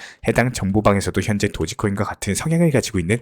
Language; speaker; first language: Korean; native; Korean